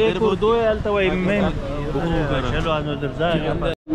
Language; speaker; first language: Hindi; non-native, learner; Pashto